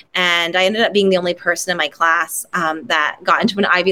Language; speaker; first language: English; non-native, local second language; Cantonese